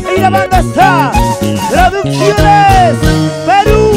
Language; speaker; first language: Spanish; native; Spanish